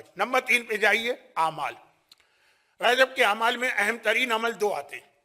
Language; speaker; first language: Urdu; native; Urdu